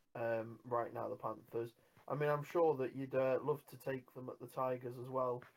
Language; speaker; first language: English; native; English